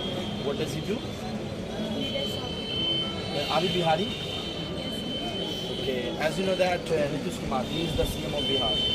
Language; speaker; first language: English; non-native, local second language; Hindi